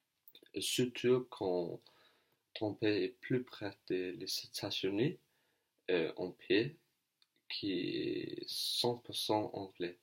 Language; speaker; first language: French; non-native, learner; Danish